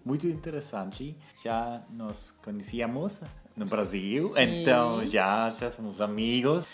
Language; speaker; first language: Portuguese; non-native, fluent; German